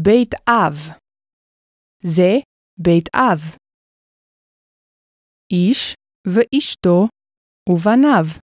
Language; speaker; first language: Hebrew; non-native, fluent; English